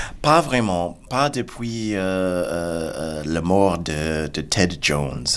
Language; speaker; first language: French; non-native, fluent; English